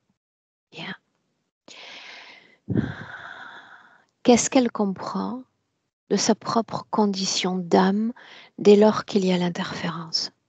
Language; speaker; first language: French; native; French